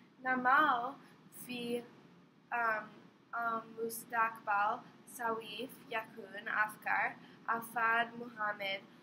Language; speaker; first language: Arabic; non-native, learner; English